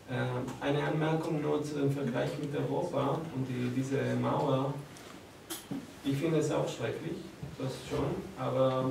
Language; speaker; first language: German; non-native, fluent; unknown